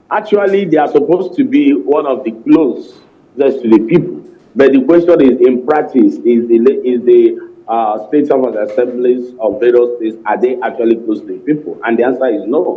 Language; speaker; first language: English; non-native, local second language; Igbo